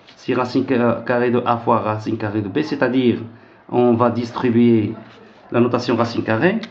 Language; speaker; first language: French; non-native, local second language; Arabic